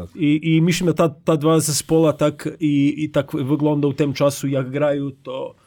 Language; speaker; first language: Polish; non-native, learner; Croatian